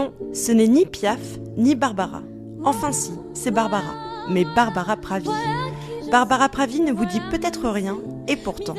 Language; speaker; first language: French; native; French